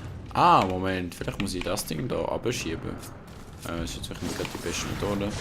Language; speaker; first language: German; native; German